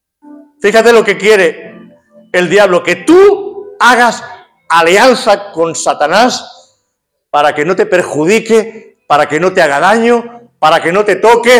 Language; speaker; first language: Spanish; native; Spanish